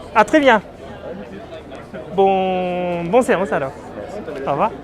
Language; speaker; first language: French; non-native, fluent; Japanese